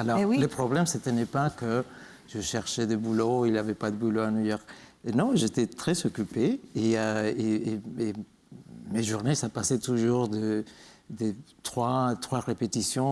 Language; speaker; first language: French; non-native, fluent; Spanish